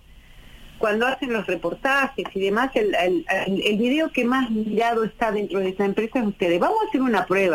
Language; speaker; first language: Spanish; native; Spanish